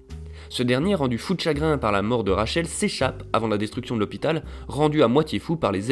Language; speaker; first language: French; native; French